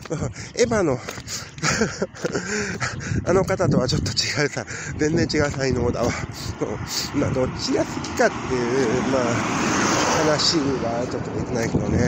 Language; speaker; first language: Japanese; native; Japanese